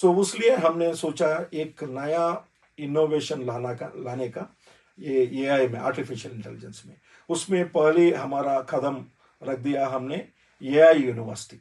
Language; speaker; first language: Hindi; non-native, learner; Telugu